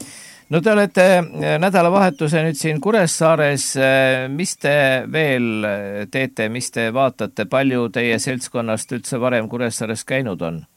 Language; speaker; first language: Estonian; native; Estonian